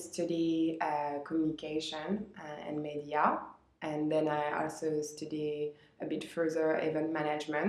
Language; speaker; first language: English; non-native, fluent; French